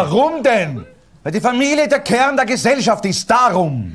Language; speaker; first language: German; native; German